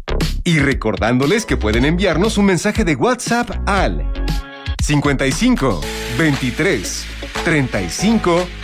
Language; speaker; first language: Spanish; native; Spanish